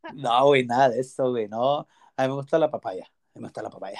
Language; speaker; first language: Spanish; early bilingual, heritage; Spanish